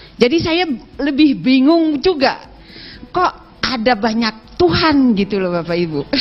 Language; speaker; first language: Indonesian; non-native, local second language; Balinese